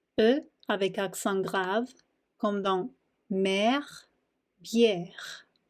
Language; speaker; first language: French; non-native, fluent; Spanish